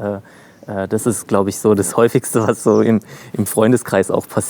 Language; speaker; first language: German; native; German